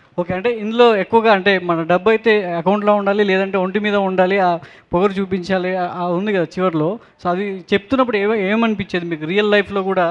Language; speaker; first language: Telugu; native; Telugu